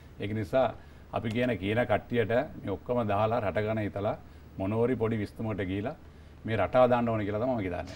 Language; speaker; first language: Sinhala; non-native, local second language; Tamil